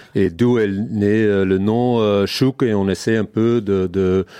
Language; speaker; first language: French; non-native, fluent; Dutch